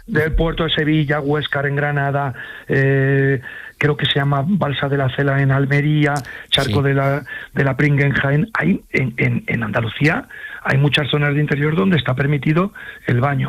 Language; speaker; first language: Spanish; native; Spanish